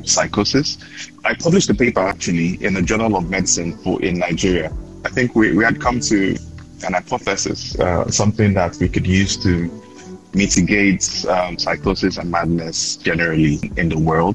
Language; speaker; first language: English; non-native, local second language; Yoruba